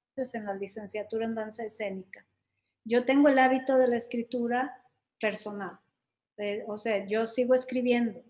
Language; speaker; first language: Spanish; native; Spanish